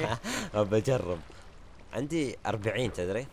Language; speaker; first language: Arabic; native; Arabic